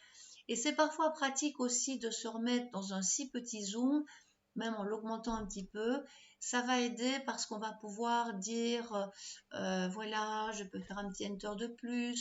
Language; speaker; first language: French; native; French